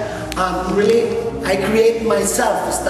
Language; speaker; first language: English; non-native, local second language; Spanish